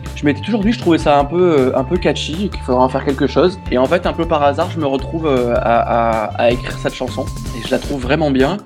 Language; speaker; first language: French; native; French